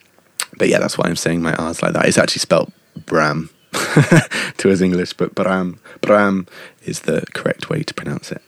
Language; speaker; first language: English; native; English